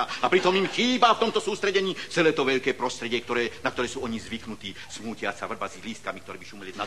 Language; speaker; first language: Slovak; native; Slovak